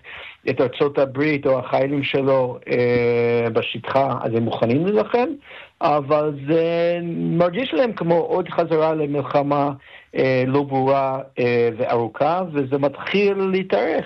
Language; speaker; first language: Hebrew; non-native, fluent; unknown